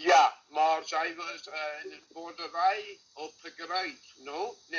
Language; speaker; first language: Dutch; non-native, learner; English